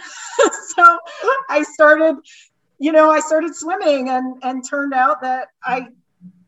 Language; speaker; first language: English; native; English